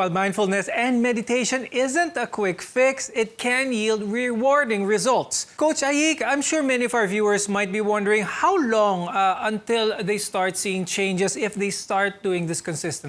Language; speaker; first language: English; non-native, local second language; Filipino